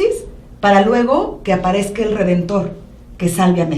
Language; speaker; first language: Spanish; native; Spanish